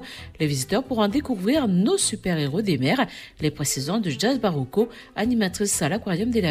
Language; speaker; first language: French; native; French